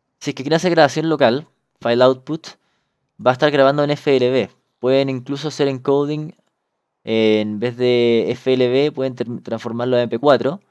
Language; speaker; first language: Spanish; native; Spanish